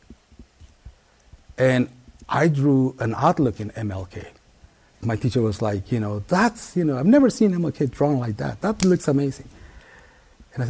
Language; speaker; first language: English; early bilingual, other home language; Spanish